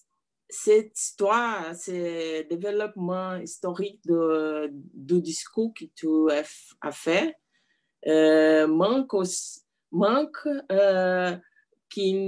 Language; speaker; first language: French; non-native, learner; Portuguese